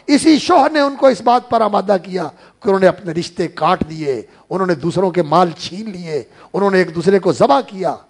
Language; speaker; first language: Urdu; non-native, local second language; Punjabi